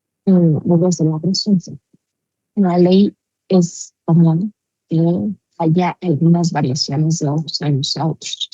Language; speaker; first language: Spanish; native; Spanish